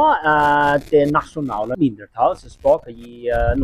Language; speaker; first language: Norwegian; non-native, learner; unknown